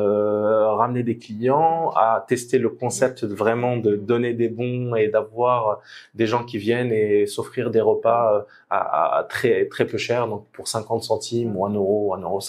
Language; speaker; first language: French; native; French